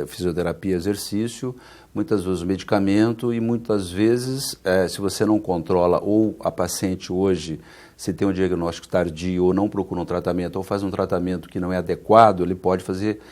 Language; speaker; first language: Portuguese; native; Portuguese